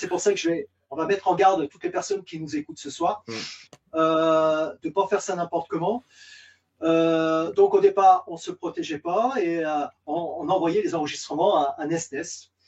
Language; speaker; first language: French; native; French